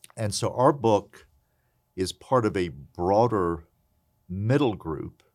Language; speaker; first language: English; native; English